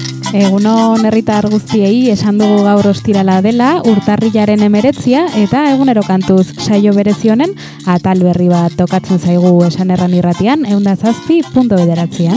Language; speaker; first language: Basque; native; Basque